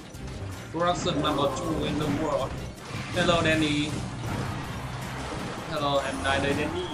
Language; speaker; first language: English; non-native, learner; Vietnamese